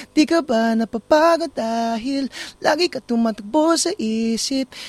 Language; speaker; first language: Filipino; non-native, fluent; English